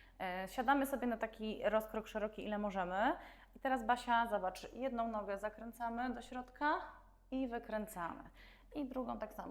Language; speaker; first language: Polish; native; Polish